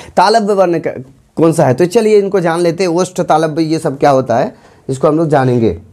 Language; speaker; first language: Hindi; non-native, local second language; Bangla